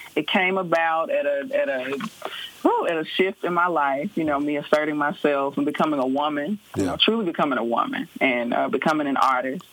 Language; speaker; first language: English; native; English